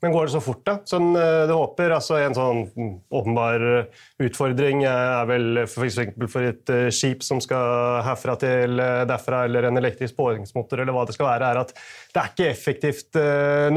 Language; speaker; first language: Norwegian; native; Norwegian